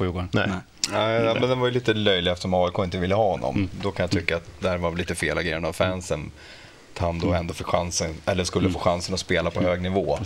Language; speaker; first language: Swedish; native; Swedish